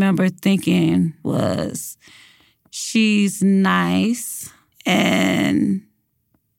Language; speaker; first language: English; native; English